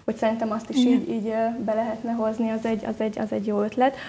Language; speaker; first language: Hungarian; native; Hungarian